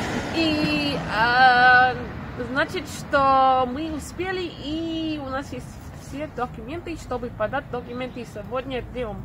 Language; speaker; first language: Russian; non-native, fluent; English